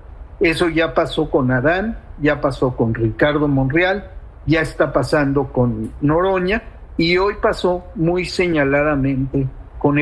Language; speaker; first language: Spanish; native; Spanish